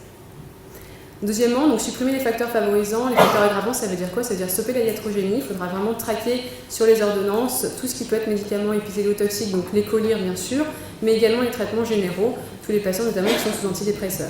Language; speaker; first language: French; native; French